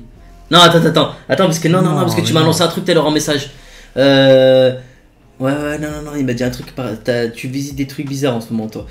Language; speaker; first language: French; native; French